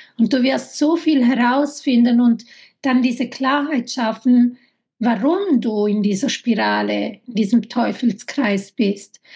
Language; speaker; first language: German; early bilingual, other home language; Italian